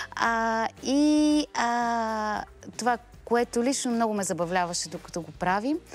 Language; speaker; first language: Bulgarian; native; Bulgarian